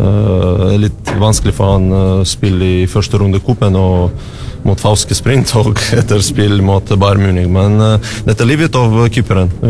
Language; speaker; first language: Norwegian; non-native, fluent; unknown